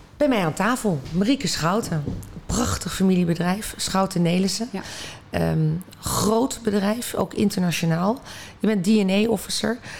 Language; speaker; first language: Dutch; native; Dutch